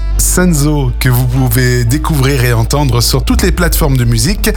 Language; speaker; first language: French; native; French